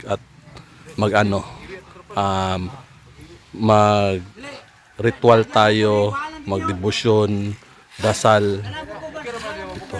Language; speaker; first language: Filipino; non-native, local second language; Cebuano